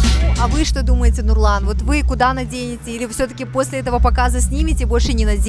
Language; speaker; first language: Russian; native; Russian